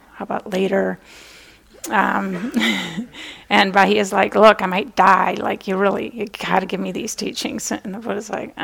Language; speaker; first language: English; native; English